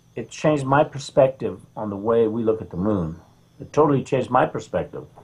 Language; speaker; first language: English; native; English